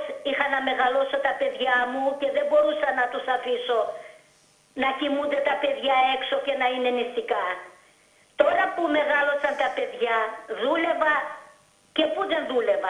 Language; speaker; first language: Greek; early bilingual, heritage; Greek